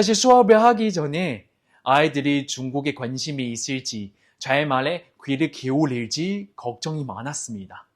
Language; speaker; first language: Korean; non-native, fluent; Chinese